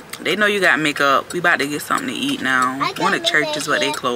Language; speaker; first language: English; native; English